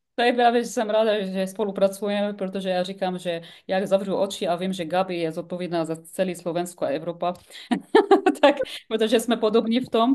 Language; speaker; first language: Czech; non-native, fluent; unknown